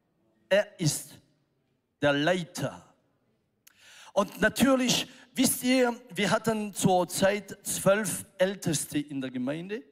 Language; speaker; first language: German; non-native, fluent; French